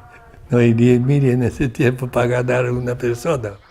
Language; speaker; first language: Spanish; non-native, local second language; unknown